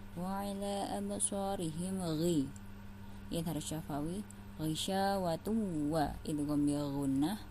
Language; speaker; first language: Arabic; non-native, learner; Indonesian